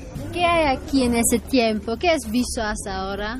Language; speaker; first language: Spanish; non-native, learner; German